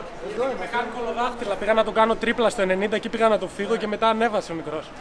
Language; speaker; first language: Greek; native; Greek